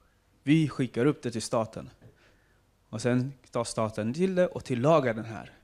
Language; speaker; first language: Swedish; non-native, fluent; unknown